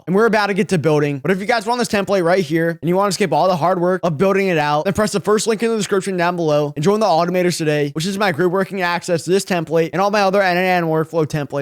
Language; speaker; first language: English; native; English